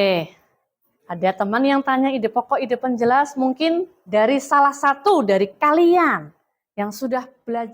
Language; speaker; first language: Indonesian; native; Indonesian